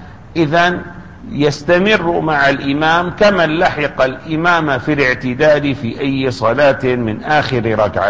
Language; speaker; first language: Arabic; native; Arabic